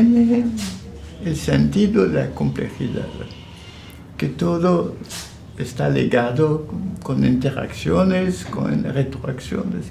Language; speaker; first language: Spanish; non-native, fluent; French